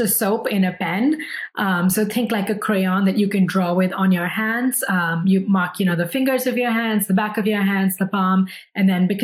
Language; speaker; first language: English; non-native, local second language; Hindi